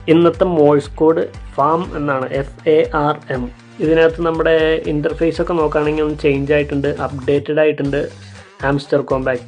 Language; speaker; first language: Malayalam; native; Malayalam